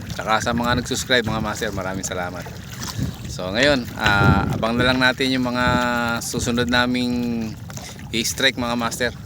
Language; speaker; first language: Filipino; native; Filipino